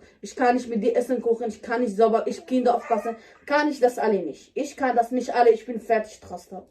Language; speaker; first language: German; non-native, learner; Somali